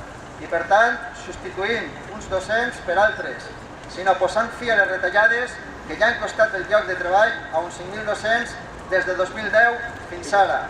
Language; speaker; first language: Catalan; native; Catalan